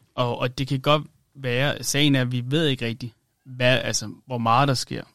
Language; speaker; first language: Danish; early bilingual, other home language; Amharic